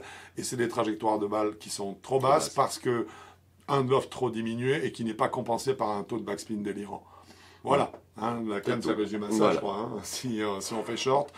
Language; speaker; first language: French; native; French